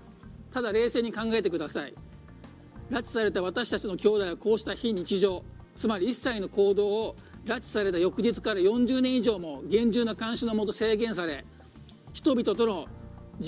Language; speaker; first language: Japanese; native; Japanese